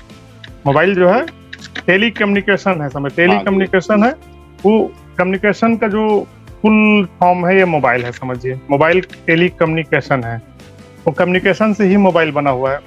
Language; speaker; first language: Hindi; native; Hindi